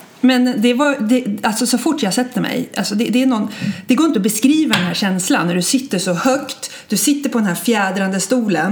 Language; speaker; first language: Swedish; native; Swedish